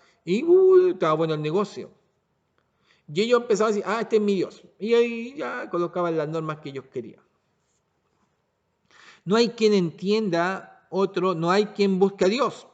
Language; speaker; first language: Spanish; native; Spanish